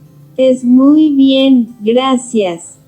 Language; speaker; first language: Spanish; non-native, learner; Haitian Creole